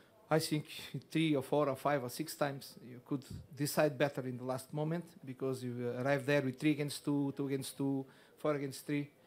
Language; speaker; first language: English; non-native, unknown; Portuguese